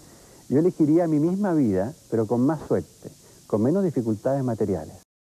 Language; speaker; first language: Spanish; native; Spanish